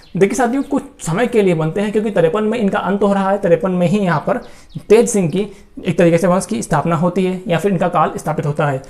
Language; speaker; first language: Hindi; native; Hindi